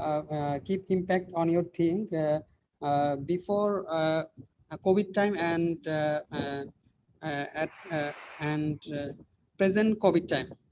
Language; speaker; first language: English; non-native, learner; Bangla